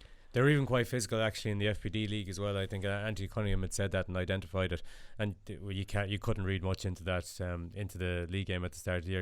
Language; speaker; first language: English; native; English